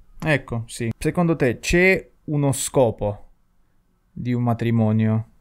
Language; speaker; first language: Italian; non-native, fluent; Russian